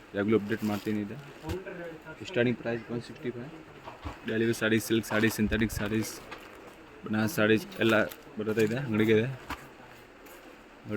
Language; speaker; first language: Kannada; non-native, local second language; Hindi